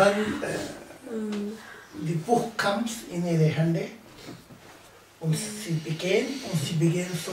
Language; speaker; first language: German; non-native, learner; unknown